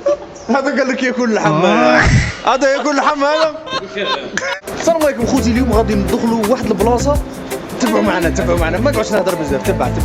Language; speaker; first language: Arabic; native; Arabic